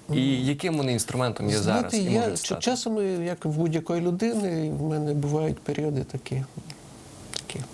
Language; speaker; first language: Ukrainian; native; Ukrainian